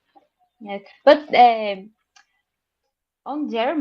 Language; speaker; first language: English; non-native, learner; Portuguese